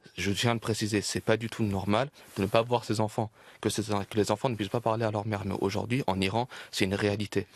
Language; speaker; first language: French; early bilingual, other home language; Persian